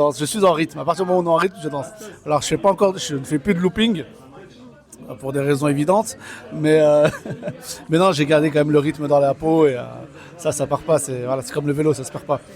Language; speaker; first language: French; early bilingual, other home language; Kabyle